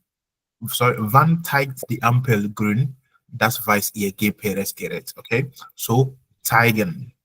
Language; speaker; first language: German; non-native, fluent; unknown